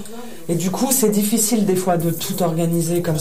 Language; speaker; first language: French; native; French